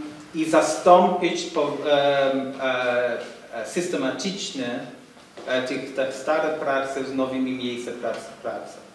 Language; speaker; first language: Polish; non-native, fluent; English